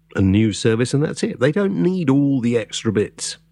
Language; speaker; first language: English; native; English